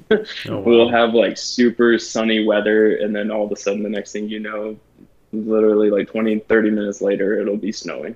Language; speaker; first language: English; native; English